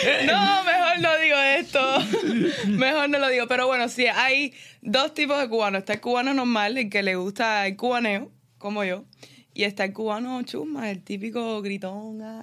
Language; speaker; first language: Spanish; early bilingual, heritage; Spanish